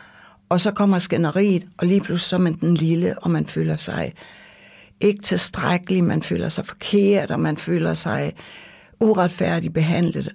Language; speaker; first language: Danish; native; Danish